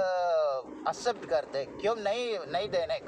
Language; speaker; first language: Hindi; non-native, local second language; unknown